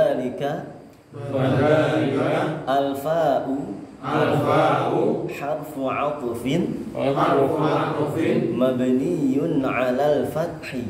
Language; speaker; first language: Arabic; non-native, fluent; Indonesian